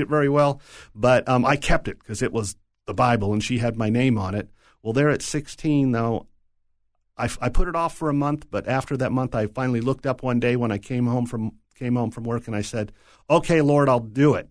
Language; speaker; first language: English; native; English